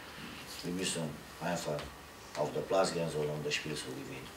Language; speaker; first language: German; non-native, learner; Romanian